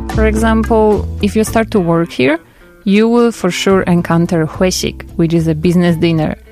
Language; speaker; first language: English; non-native, fluent; Polish